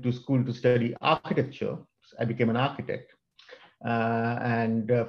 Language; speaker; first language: English; non-native, local second language; Hindi